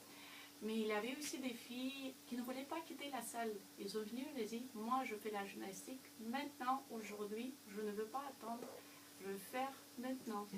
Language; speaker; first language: French; non-native, fluent; Russian